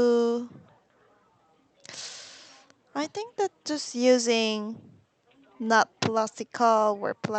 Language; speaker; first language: English; non-native, learner; Korean